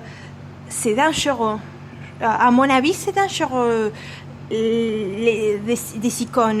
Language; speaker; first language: French; non-native, learner; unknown